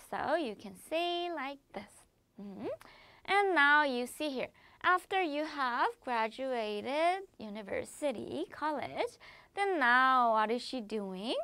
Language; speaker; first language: English; non-native, fluent; Korean